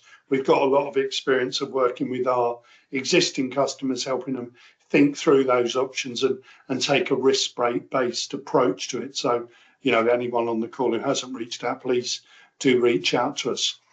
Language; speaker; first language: English; native; English